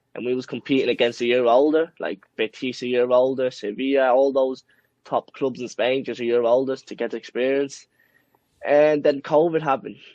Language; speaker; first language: English; early bilingual, other home language; Spanish